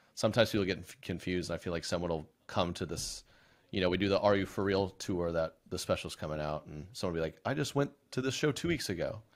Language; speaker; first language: English; native; English